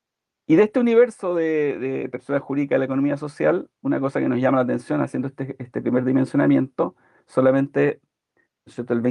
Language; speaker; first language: Spanish; native; Spanish